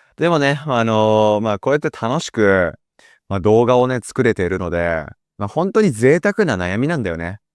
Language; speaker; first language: Japanese; native; Japanese